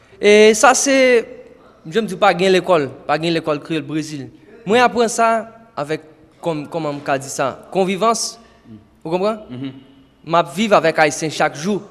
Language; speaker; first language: Haitian Creole; non-native, fluent; Portuguese